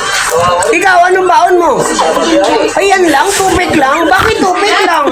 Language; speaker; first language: Filipino; non-native, local second language; Cebuano